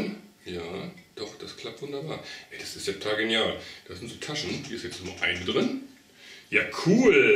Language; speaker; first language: German; native; German